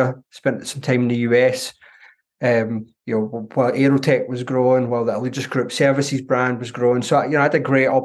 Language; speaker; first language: English; native; English